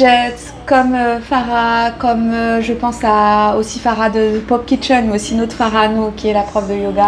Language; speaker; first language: French; native; French